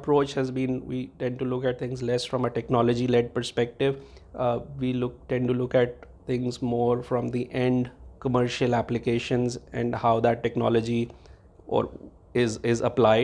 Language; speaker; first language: English; non-native, local second language; Hindi